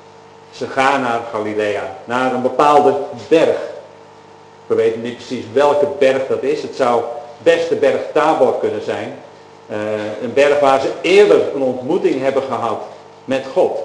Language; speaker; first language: Dutch; native; Dutch